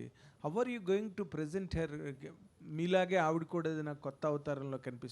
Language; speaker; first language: Telugu; native; Telugu